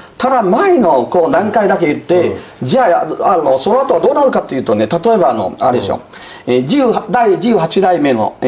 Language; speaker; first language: Japanese; non-native, fluent; Min Nan Chinese